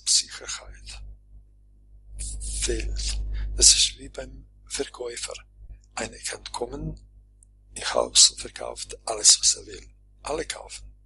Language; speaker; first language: German; non-native, fluent; Croatian